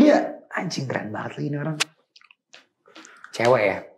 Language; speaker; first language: Indonesian; native; Indonesian